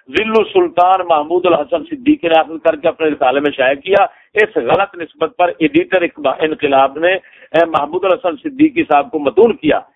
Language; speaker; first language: Urdu; non-native, local second language; Punjabi